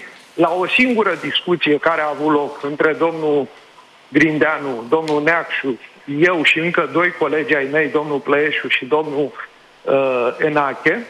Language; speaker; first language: Romanian; native; Romanian